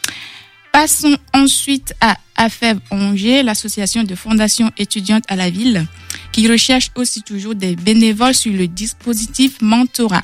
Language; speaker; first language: French; native; French